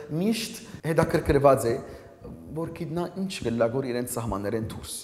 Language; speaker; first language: Armenian; early bilingual, heritage; Armenian